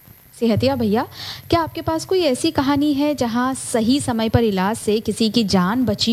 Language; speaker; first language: Hindi; native; Hindi